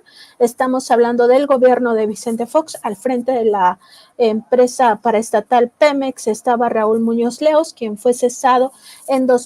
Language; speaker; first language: Spanish; native; Spanish